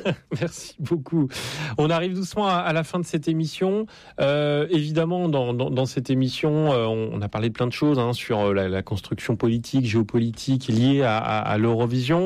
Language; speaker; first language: French; native; French